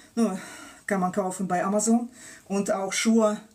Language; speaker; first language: German; non-native, fluent; Russian